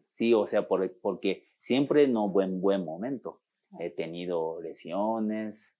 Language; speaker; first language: Spanish; non-native, fluent; Japanese